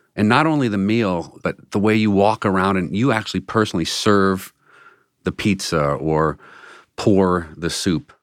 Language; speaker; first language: English; native; English